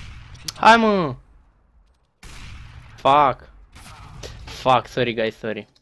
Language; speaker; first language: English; non-native, learner; Romanian